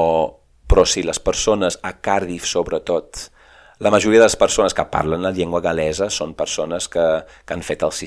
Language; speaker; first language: Catalan; non-native, fluent; English